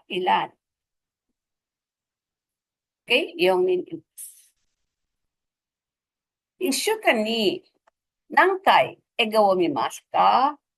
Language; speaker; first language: Japanese; non-native, fluent; Filipino